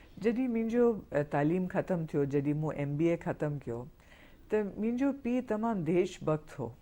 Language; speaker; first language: Sindhi; early bilingual, heritage; Sindhi